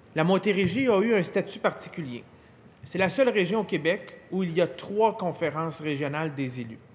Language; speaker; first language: French; native; French